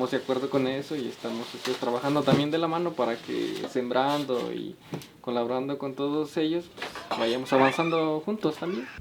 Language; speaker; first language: Spanish; native; Spanish